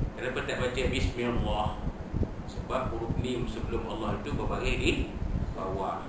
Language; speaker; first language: Malay; native; Malay